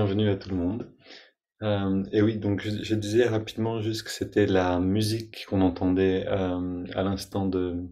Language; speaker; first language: French; native; French